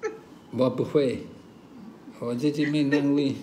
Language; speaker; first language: Chinese; non-native, learner; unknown